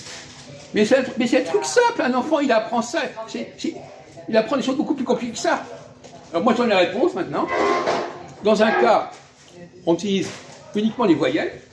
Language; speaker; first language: French; native; French